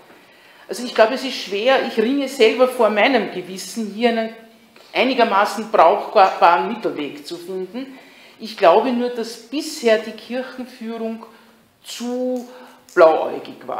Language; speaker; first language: German; native; German